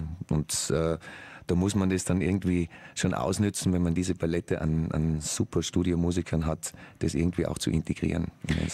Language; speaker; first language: German; native; German